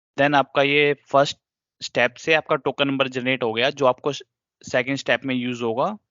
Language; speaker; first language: Hindi; native; Hindi